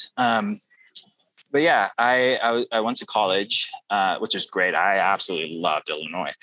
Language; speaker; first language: English; non-native, local second language; Urdu